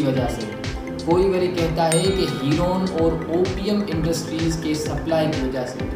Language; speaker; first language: Urdu; native; Urdu